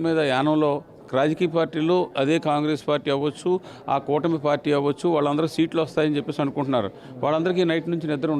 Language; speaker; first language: Telugu; native; Telugu